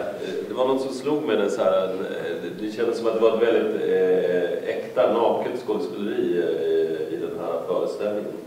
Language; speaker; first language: Swedish; native; Swedish